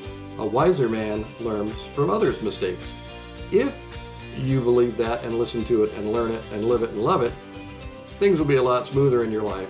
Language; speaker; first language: English; native; English